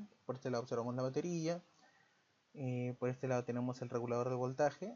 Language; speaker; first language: Spanish; native; Spanish